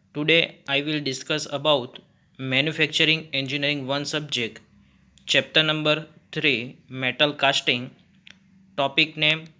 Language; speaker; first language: English; non-native, local second language; Gujarati